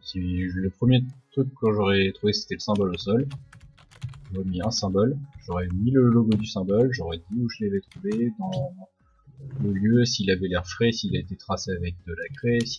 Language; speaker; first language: French; native; French